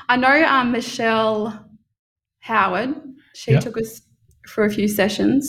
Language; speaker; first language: English; native; English